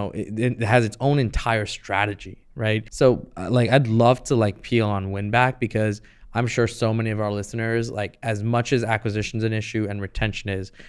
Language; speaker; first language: English; native; English